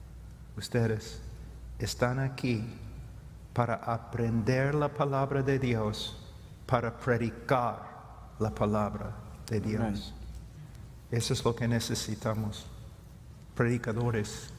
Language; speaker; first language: Spanish; non-native, fluent; English